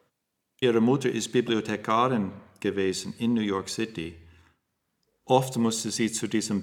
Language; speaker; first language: German; non-native, fluent; English